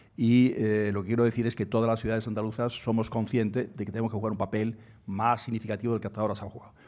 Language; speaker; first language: Spanish; native; Spanish